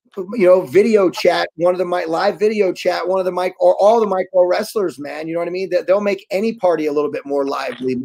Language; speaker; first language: English; native; English